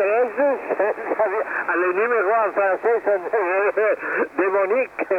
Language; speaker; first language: French; non-native, learner; Spanish